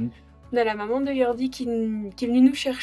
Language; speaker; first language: French; native; French